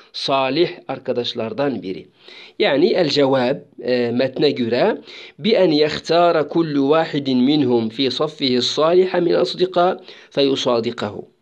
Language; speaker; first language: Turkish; non-native, fluent; Arabic